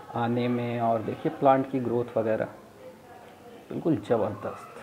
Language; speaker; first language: Hindi; native; Hindi